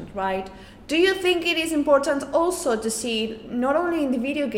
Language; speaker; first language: English; non-native, fluent; Spanish